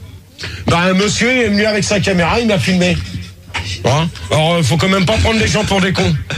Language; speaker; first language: French; native; French